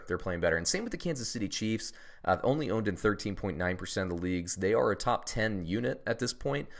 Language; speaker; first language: English; native; English